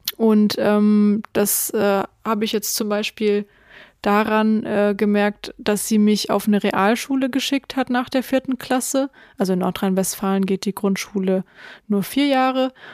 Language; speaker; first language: German; early bilingual, other home language; Russian